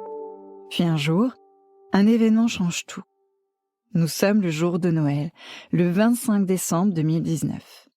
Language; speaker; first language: French; native; French